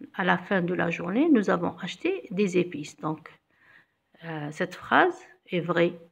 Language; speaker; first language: French; non-native, local second language; Arabic